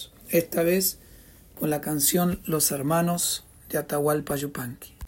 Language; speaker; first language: Spanish; native; Spanish